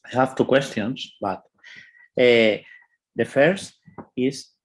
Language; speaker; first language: English; non-native, fluent; Catalan